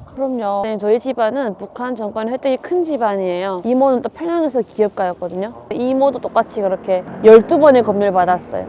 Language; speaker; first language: Korean; native; Korean